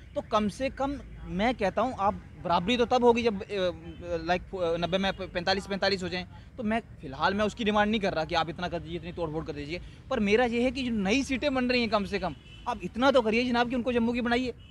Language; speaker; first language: Hindi; native; Hindi